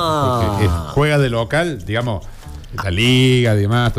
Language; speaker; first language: Spanish; native; Spanish